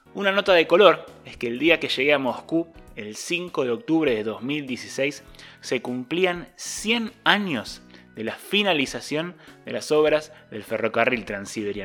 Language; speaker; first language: Spanish; native; Spanish